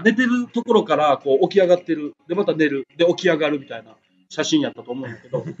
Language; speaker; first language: Japanese; native; Japanese